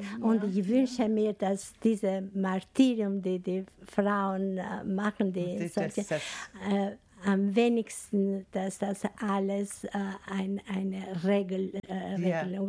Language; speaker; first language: German; non-native, learner; Albanian